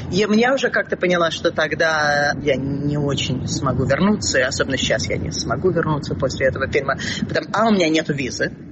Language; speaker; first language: Russian; early bilingual, heritage; Russian